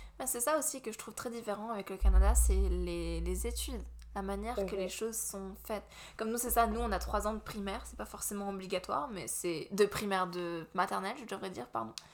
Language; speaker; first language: French; native; French